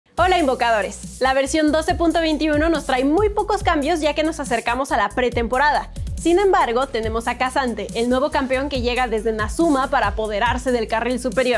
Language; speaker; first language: Spanish; native; Spanish